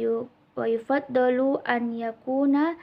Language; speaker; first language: Arabic; non-native, learner; Indonesian